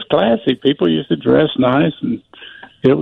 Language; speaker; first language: English; native; English